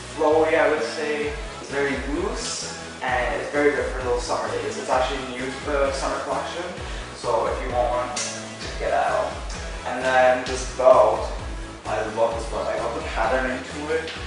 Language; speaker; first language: English; native; English